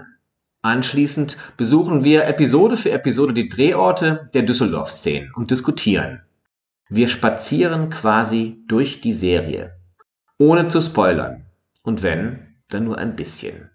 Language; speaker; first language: German; native; German